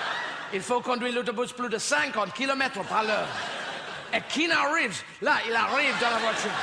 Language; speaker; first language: French; non-native, learner; English